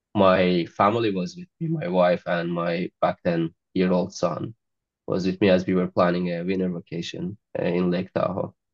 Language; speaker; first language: English; non-native, fluent; Azerbaijani